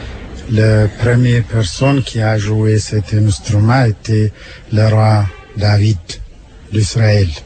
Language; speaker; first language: French; non-native, learner; Amharic